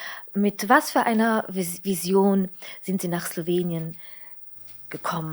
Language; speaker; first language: German; non-native, fluent; Slovenian